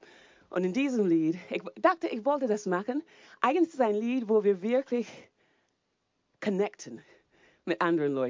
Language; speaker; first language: German; non-native, fluent; English